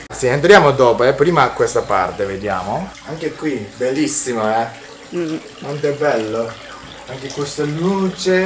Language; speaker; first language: Italian; non-native, learner; Japanese